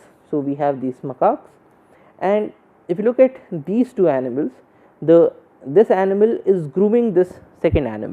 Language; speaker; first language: English; non-native, local second language; Hindi